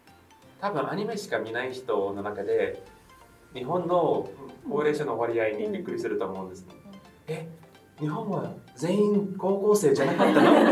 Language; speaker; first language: Japanese; non-native, fluent; English